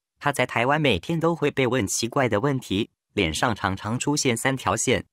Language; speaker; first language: Chinese; native; Chinese